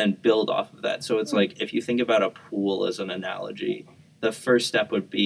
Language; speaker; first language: English; native; English